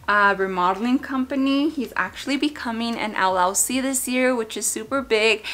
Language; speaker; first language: English; native; English